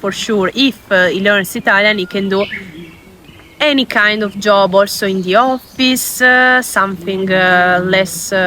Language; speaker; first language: English; non-native, fluent; Italian